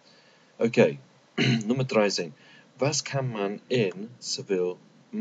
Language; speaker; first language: German; non-native, fluent; English